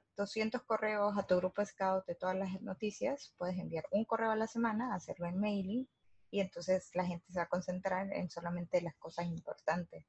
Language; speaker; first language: Spanish; native; Spanish